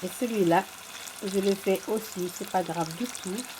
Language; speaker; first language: French; non-native, fluent; Indonesian